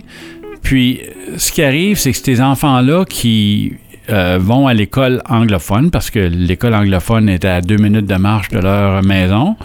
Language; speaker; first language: French; native; French